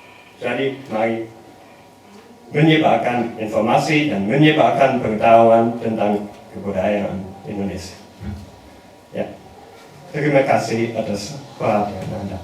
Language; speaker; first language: Indonesian; non-native, learner; German